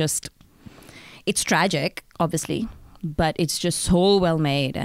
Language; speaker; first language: English; non-native, local second language; Urdu